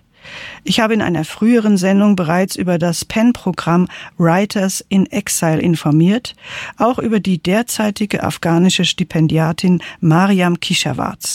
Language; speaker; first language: German; native; German